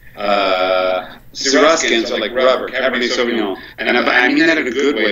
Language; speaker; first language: English; native; English